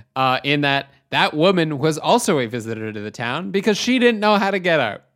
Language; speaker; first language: English; native; English